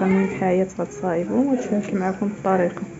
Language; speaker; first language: Arabic; native; Arabic